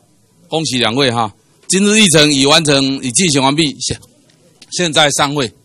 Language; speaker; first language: Chinese; native; Chinese